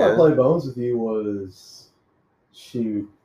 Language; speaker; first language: English; native; English